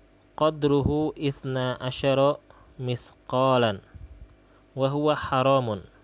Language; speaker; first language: Arabic; non-native, fluent; Indonesian